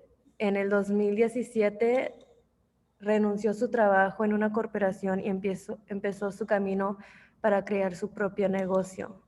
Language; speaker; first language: Spanish; early bilingual, heritage; English